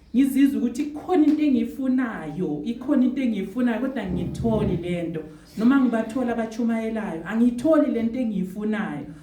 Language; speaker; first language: Zulu; native; Zulu